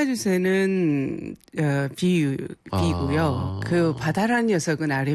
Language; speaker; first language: Korean; native; Korean